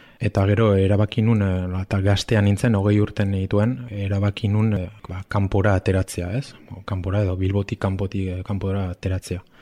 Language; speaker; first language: Basque; non-native, local second language; Spanish